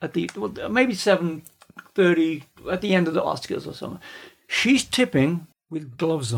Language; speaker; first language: English; native; English